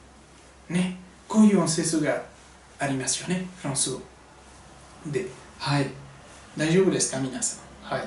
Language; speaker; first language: Japanese; non-native, fluent; French